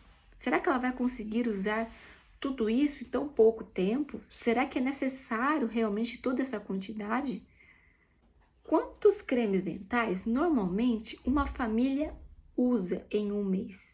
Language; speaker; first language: Portuguese; native; Portuguese